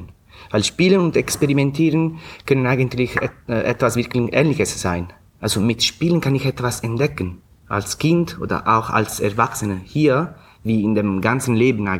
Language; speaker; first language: German; non-native, fluent; Italian